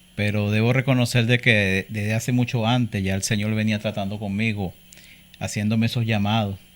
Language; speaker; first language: Spanish; native; Spanish